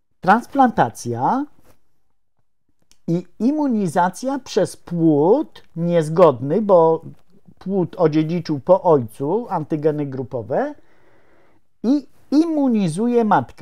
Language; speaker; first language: Polish; native; Polish